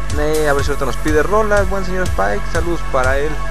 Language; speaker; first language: Spanish; native; Spanish